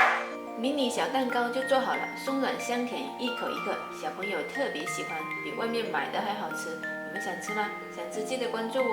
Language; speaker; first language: Chinese; native; Chinese